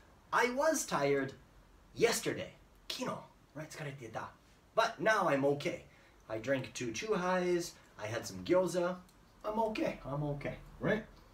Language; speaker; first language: English; native; English